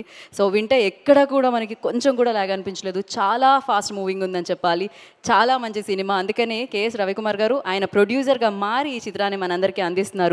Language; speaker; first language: Telugu; native; Telugu